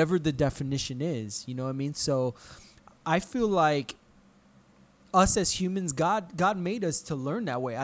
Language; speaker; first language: English; native; English